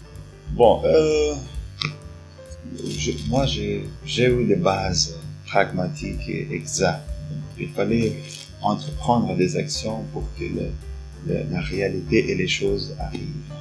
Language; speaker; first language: French; non-native, fluent; Portuguese